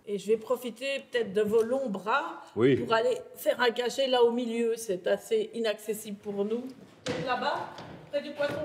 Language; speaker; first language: French; native; French